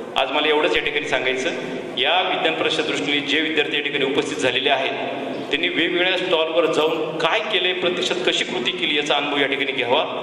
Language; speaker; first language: Marathi; native; Marathi